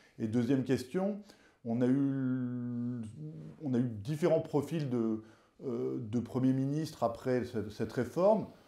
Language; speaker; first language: French; native; French